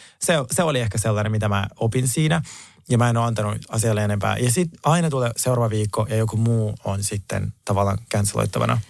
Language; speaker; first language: Finnish; non-native, fluent; Russian